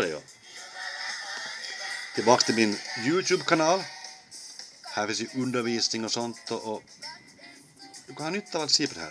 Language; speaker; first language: Swedish; native; Swedish